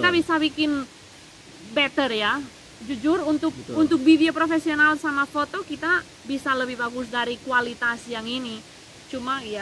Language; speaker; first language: Indonesian; non-native, fluent; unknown